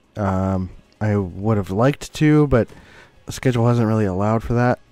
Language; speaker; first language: English; native; English